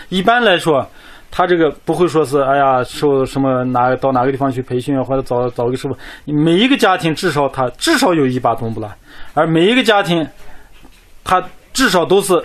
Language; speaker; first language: Chinese; non-native, local second language; Kazakh